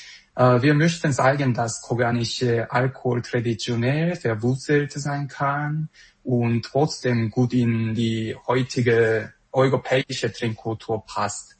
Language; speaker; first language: German; non-native, fluent; Korean